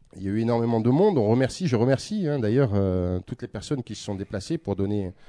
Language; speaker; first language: French; native; French